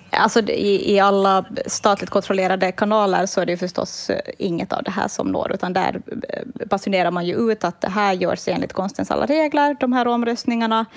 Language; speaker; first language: Swedish; native; Swedish